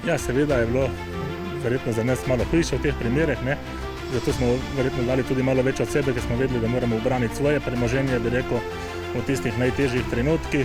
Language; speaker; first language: Slovenian; native; Slovenian